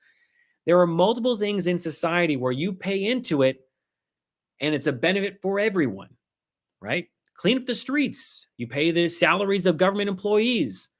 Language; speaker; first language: English; native; English